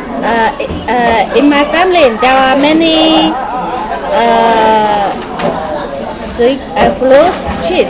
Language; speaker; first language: English; non-native, learner; Chinese